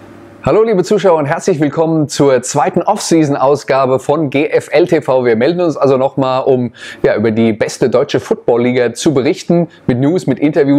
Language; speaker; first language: German; native; German